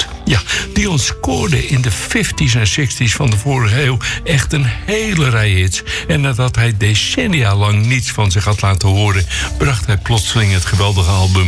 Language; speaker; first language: Dutch; native; Dutch